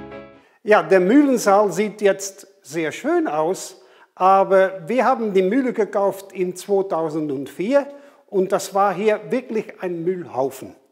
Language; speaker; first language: German; non-native, fluent; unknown